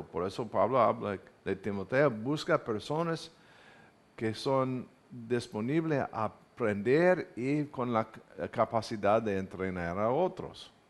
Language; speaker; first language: Spanish; non-native, learner; English